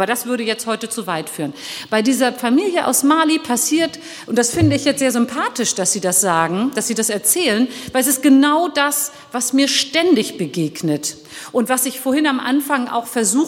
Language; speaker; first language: German; early bilingual, other home language; Turkish